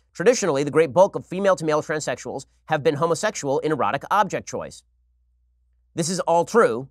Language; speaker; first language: English; native; English